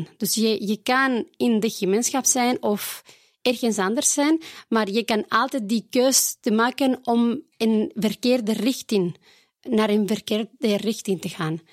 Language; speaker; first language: Dutch; non-native, fluent; Spanish